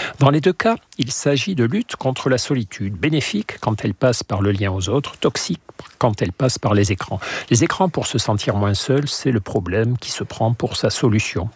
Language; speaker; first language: French; native; French